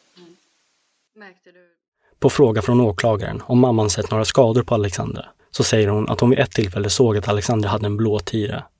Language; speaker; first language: Swedish; native; Swedish